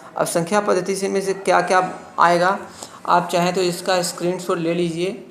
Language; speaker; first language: Hindi; native; Hindi